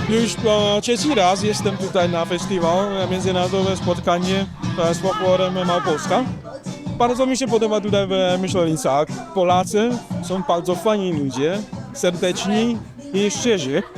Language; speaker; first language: Polish; non-native, learner; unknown